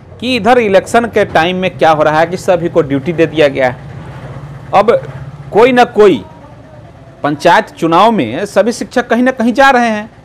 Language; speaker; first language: Hindi; native; Hindi